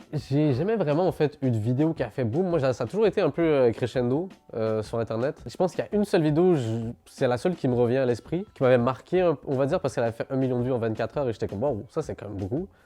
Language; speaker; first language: French; early bilingual, other home language; Arabic